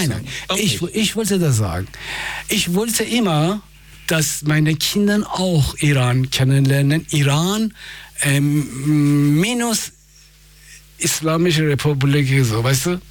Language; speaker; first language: German; non-native, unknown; Persian